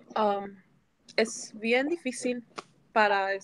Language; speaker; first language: Spanish; early bilingual, heritage; Spanish